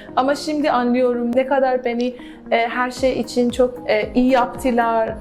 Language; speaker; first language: Turkish; non-native, learner; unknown